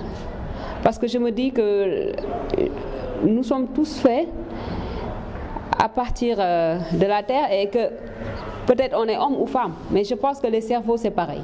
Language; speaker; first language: French; non-native, local second language; Wolof